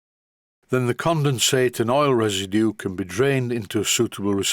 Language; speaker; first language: English; native; English